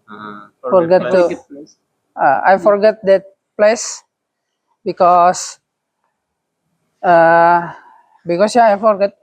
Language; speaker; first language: English; non-native, learner; Indonesian